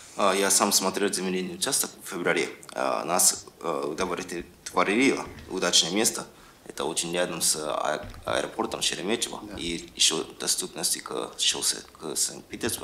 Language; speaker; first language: Russian; non-native, fluent; Japanese